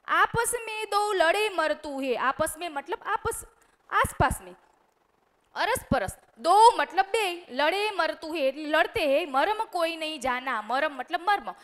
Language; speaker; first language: Hindi; non-native, local second language; Gujarati